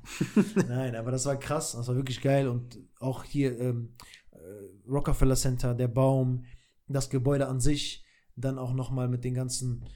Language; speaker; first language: German; early bilingual, other home language; Albanian